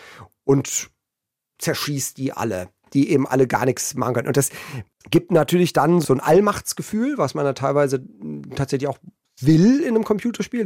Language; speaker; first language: German; native; German